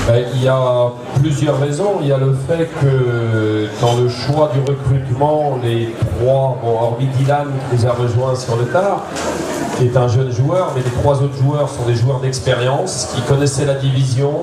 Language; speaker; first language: French; native; French